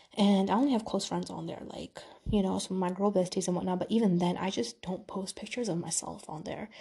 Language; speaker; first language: English; early bilingual, other home language; Urdu